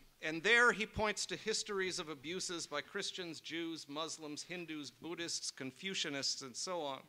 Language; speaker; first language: English; native; English